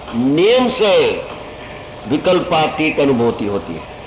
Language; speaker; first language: Hindi; non-native, local second language; Gujarati